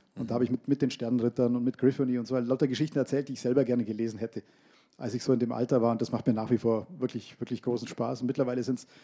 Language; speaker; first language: German; native; German